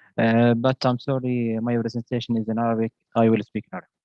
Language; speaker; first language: English; non-native, learner; Arabic